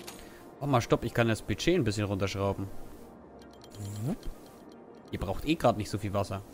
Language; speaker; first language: German; native; German